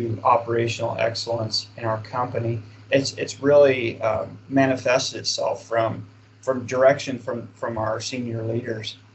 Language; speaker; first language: English; native; English